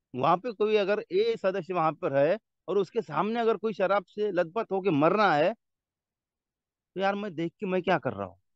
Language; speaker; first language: Hindi; non-native, local second language; Marathi